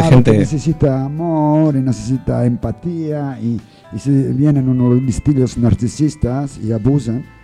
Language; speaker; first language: Spanish; non-native, learner; English